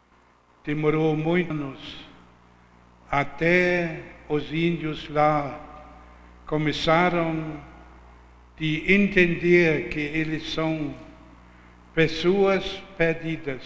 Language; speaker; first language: Portuguese; non-native, fluent; German